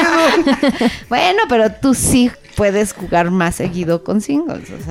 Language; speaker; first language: Spanish; native; Spanish